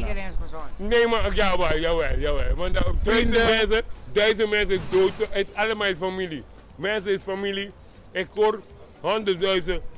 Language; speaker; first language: Dutch; non-native, learner; Papiamento